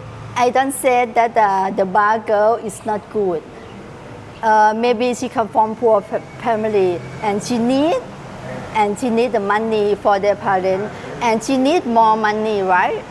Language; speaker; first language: English; non-native, learner; Thai